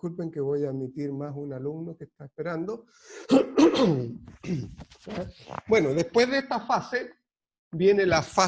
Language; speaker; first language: Spanish; native; Spanish